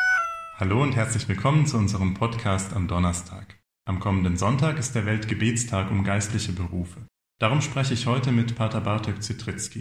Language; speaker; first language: German; native; German